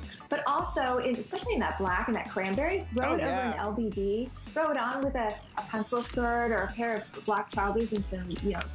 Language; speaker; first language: English; native; English